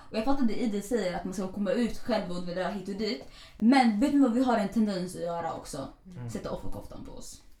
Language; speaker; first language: Swedish; early bilingual, other home language; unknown